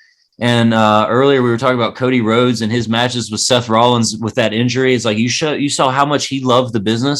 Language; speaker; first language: English; native; English